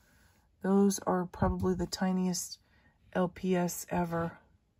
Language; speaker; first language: English; native; English